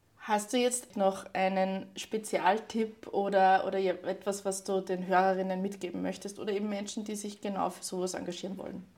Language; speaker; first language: German; native; German